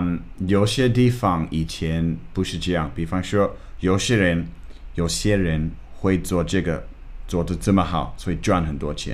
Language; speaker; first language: Chinese; non-native, fluent; English